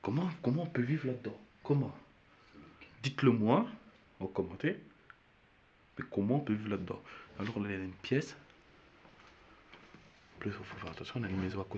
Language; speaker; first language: French; native; French